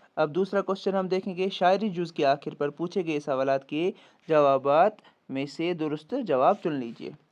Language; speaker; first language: Urdu; non-native, local second language; Kashmiri